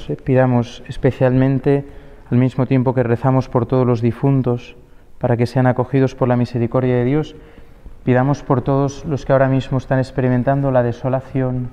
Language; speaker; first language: Spanish; native; Spanish